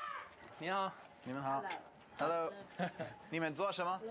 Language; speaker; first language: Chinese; non-native, learner; English